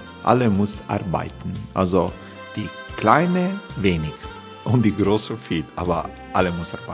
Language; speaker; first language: German; non-native, fluent; Croatian